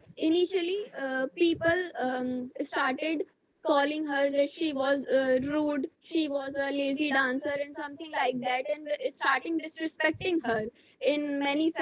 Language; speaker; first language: English; non-native, learner; Hindi